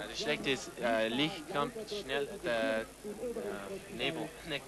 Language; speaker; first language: German; non-native, learner; English